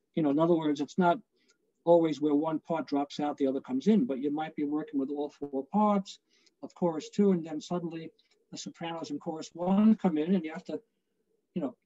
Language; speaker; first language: English; native; English